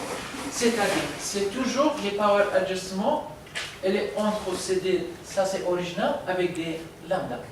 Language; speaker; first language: French; non-native, learner; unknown